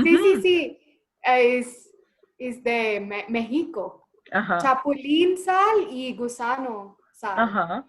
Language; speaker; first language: Spanish; non-native, learner; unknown